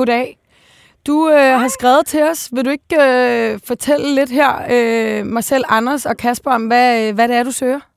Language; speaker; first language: Danish; native; Danish